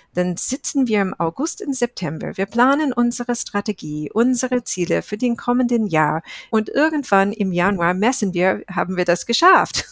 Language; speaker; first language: German; non-native, fluent; English